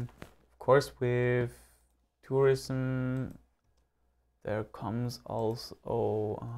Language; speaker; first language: English; non-native, fluent; German